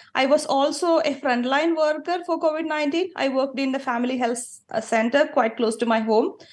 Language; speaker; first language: English; non-native, local second language; Malayalam